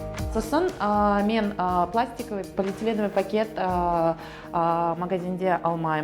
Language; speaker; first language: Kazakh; early bilingual, heritage; Kazakh